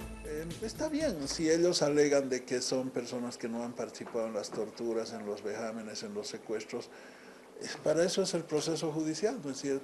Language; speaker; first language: Spanish; native; Spanish